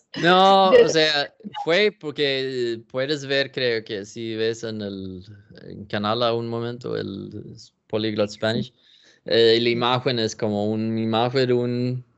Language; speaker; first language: Spanish; non-native, learner; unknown